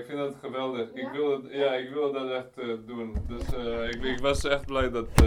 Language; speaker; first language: Dutch; non-native, learner; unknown